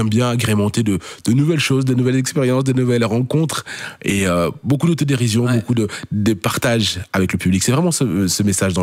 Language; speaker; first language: French; native; French